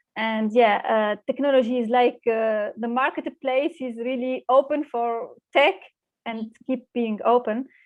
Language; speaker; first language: English; non-native, fluent; Arabic